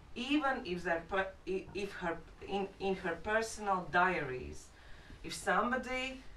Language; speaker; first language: English; non-native, fluent; Latvian